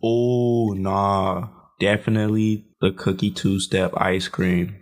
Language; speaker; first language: English; native; English